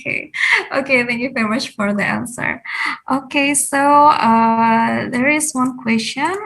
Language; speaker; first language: English; non-native, fluent; Indonesian